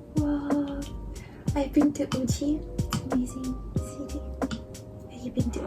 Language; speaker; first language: English; non-native, fluent; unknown